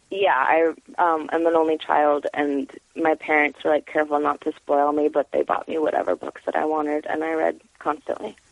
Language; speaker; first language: English; native; English